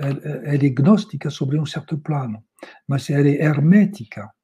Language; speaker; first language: Portuguese; non-native, learner; French